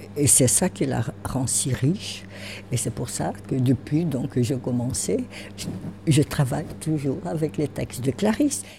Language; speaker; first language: French; non-native, fluent; Portuguese